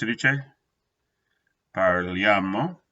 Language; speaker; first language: Italian; non-native, fluent; English